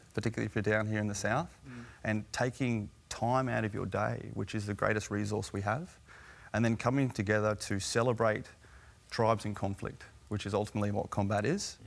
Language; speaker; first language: English; native; English